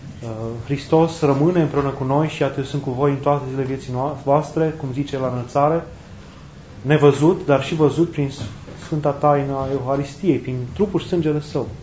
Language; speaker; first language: Romanian; native; Romanian